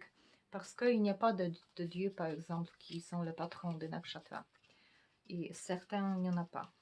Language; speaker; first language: French; non-native, fluent; Polish